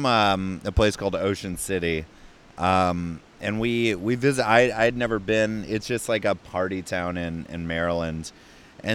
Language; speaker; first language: English; native; English